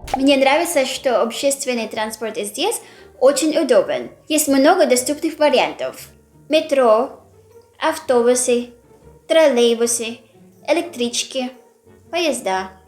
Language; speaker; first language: Russian; non-native, fluent; Filipino